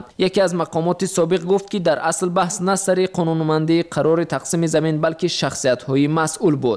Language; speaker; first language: Persian; native; Persian